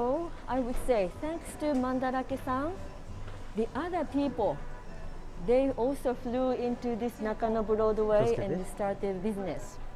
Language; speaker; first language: English; non-native, fluent; Japanese